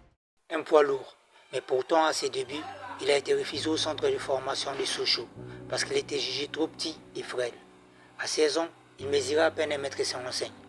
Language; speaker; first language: French; native; French